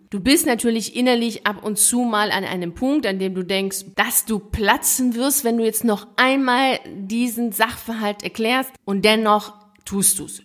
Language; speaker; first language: German; native; German